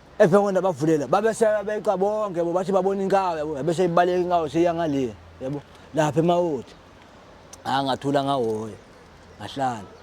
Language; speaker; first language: Zulu; non-native, local second language; Xhosa